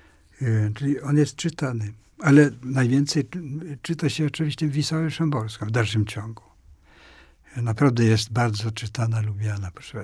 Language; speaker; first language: Polish; non-native, fluent; Swedish